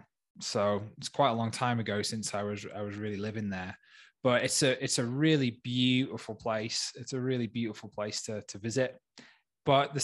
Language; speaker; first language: English; native; English